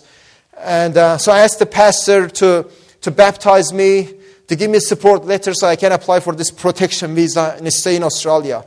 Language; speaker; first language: English; non-native, fluent; Persian